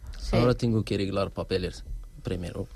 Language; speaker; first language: Spanish; non-native, learner; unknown